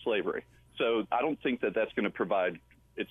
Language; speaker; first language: English; native; English